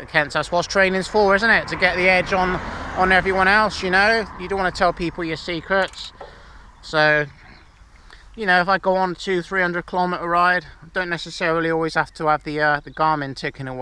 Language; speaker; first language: English; native; English